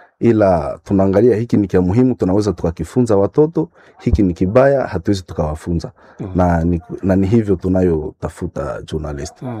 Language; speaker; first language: Swahili; non-native, local second language; Nande